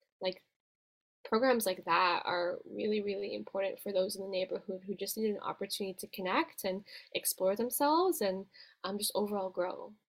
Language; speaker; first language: English; native; English